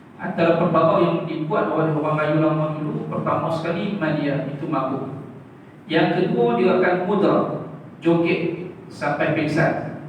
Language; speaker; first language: Malay; native; Malay